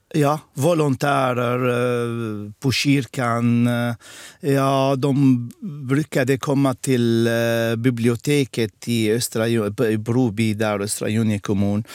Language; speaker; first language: Swedish; non-native, fluent; Arabic